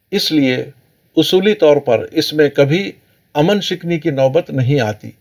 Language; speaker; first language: Urdu; native; Urdu